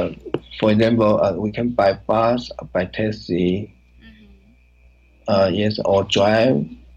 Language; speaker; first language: English; non-native, learner; Chinese